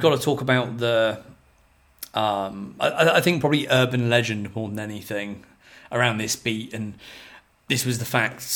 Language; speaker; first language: English; native; English